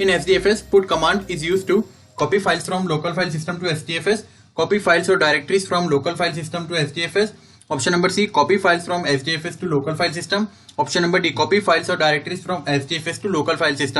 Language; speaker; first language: English; non-native, local second language; Hindi